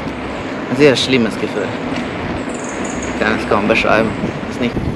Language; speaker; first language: German; non-native, fluent; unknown